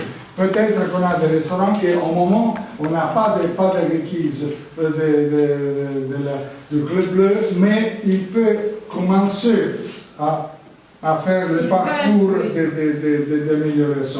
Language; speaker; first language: French; non-native, learner; Italian